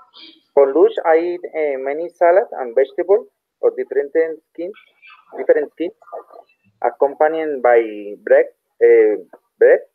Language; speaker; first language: English; non-native, learner; Spanish